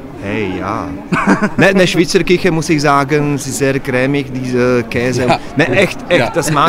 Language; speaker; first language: German; non-native, learner; Czech